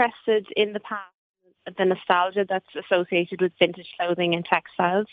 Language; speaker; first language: English; native; English